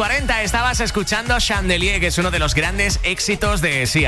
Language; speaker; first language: Spanish; native; Spanish